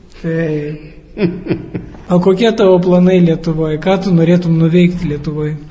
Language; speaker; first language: Lithuanian; native; Lithuanian